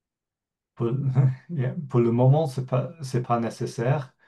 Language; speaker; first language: French; non-native, fluent; English